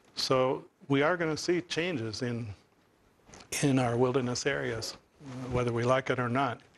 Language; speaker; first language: English; native; English